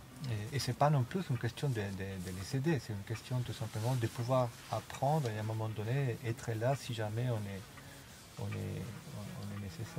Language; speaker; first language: French; non-native, local second language; Arabic